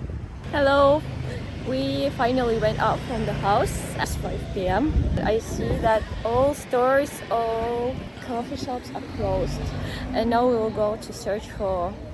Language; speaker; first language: English; non-native, learner; Russian